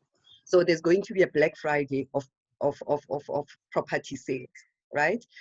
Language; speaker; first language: English; non-native, local second language; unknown